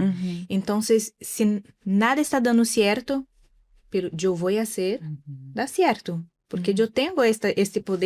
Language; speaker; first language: Spanish; non-native, learner; Portuguese